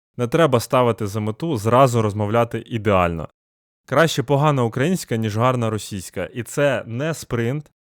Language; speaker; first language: Ukrainian; non-native, local second language; Russian